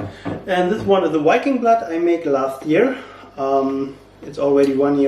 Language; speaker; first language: English; non-native, learner; German